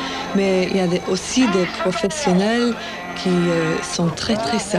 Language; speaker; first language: French; non-native, learner; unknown